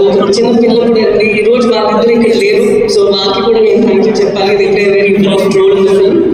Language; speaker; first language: Telugu; non-native, local second language; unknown